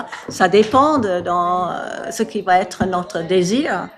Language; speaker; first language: French; non-native, fluent; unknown